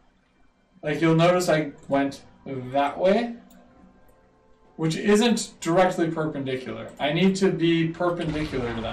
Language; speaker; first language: English; native; English